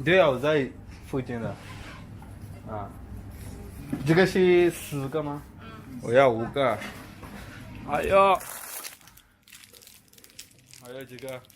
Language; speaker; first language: Chinese; non-native, learner; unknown